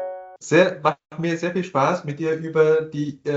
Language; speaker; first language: German; non-native, fluent; Chinese